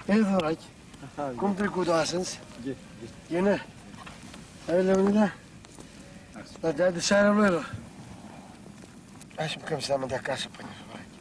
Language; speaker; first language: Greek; non-native, local second language; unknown